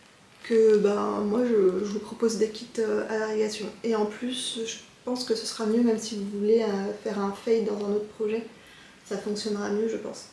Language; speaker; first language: French; native; French